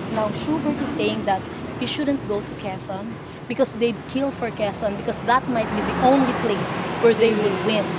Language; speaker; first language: English; non-native, local second language; Filipino